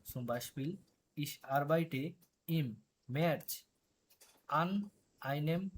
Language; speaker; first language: German; non-native, learner; Bangla